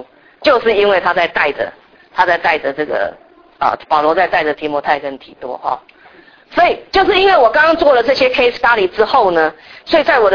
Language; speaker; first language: Chinese; native; Chinese